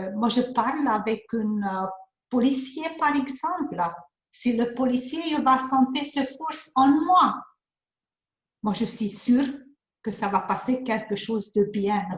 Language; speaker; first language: French; non-native, learner; Hungarian